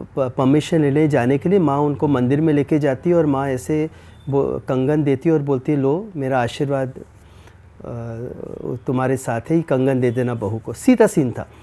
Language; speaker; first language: Hindi; native; Hindi